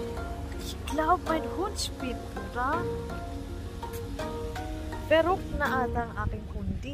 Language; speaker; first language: German; non-native, learner; Filipino